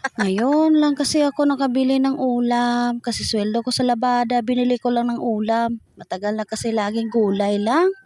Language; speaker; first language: Filipino; non-native, local second language; Cebuano